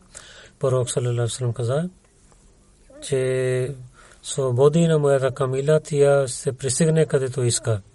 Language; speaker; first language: Bulgarian; non-native, learner; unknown